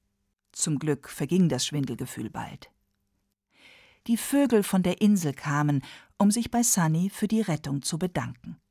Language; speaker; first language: German; native; German